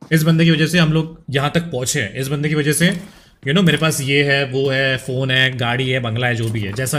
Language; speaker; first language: Hindi; native; Hindi